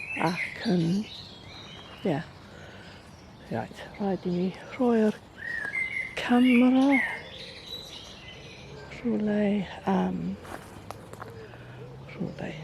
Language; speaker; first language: Welsh; non-native, fluent; English